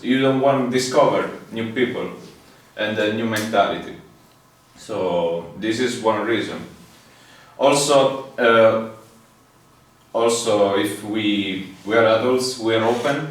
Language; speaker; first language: English; non-native, fluent; Italian